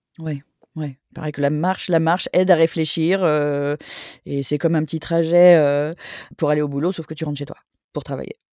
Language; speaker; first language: French; native; French